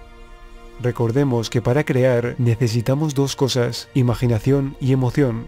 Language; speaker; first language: Spanish; native; Spanish